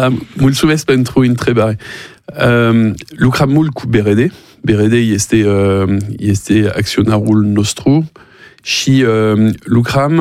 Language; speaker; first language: Romanian; non-native, learner; French